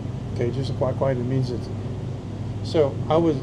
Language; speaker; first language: Chinese; non-native, fluent; English